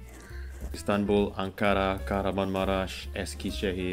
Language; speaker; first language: Turkish; non-native, learner; Indonesian